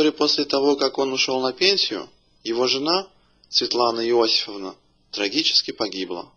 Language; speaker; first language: Russian; native; Russian